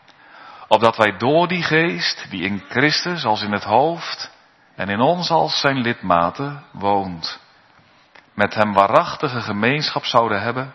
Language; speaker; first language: Dutch; native; Dutch